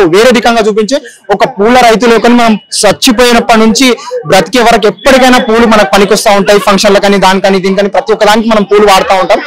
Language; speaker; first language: Telugu; native; Telugu